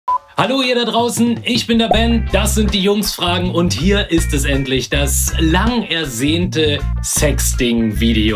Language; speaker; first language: German; native; German